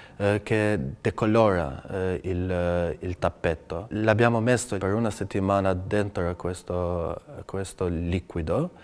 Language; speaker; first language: Italian; non-native, fluent; Albanian